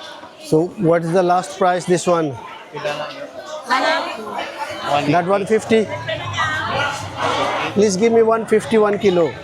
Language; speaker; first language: English; non-native, learner; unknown